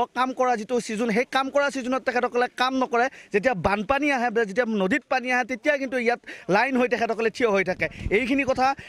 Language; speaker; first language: Assamese; native; Assamese